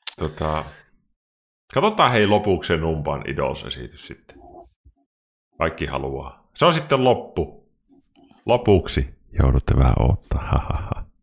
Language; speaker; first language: Finnish; native; Finnish